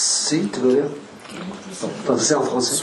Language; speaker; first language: French; non-native, learner; Spanish